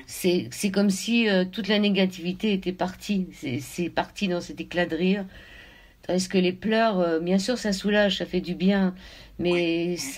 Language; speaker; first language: French; native; French